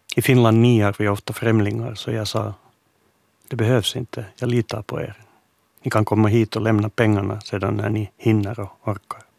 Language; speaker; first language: Swedish; native; Swedish